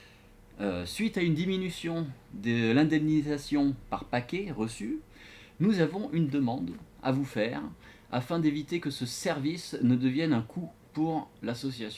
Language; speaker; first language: French; native; French